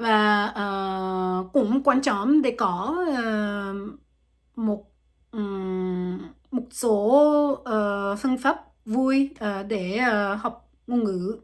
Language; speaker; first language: Vietnamese; non-native, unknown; French